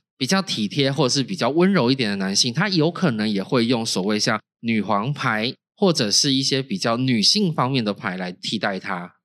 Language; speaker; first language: Chinese; native; Chinese